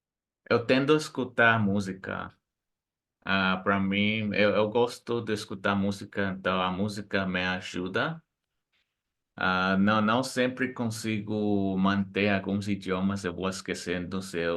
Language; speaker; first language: Portuguese; non-native, fluent; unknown